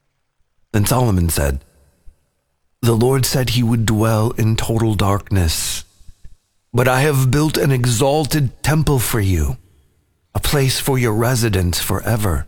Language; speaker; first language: English; native; English